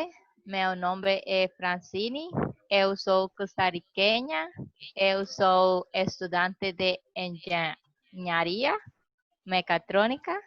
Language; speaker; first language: Portuguese; non-native, learner; Spanish